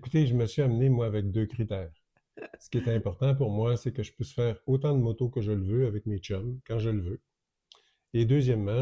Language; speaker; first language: French; native; French